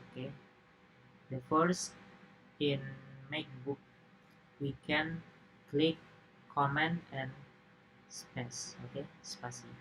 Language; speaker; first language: English; non-native, learner; Indonesian